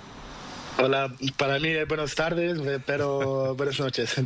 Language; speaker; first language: Spanish; non-native, learner; Portuguese